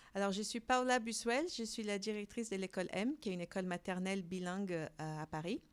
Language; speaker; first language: French; non-native, fluent; Portuguese